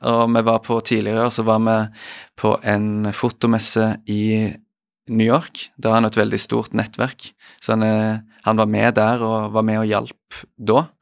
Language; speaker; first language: Norwegian; native; Norwegian